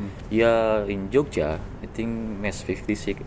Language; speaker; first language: English; non-native, learner; Indonesian